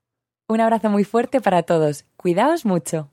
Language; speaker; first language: Spanish; native; Spanish